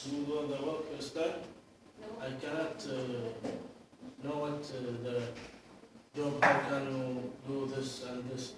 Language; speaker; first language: English; non-native, learner; Arabic